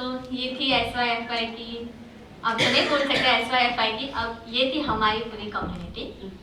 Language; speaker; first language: Hindi; native; Hindi